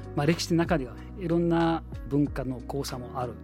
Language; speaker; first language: Japanese; non-native, fluent; Arabic